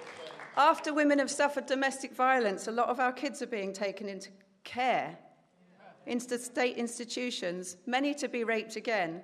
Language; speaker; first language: English; native; English